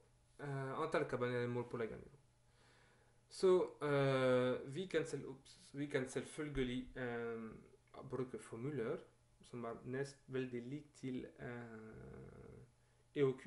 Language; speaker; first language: Norwegian; non-native, learner; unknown